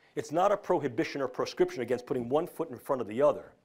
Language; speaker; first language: English; native; English